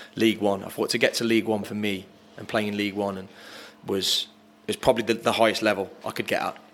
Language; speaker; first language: English; native; English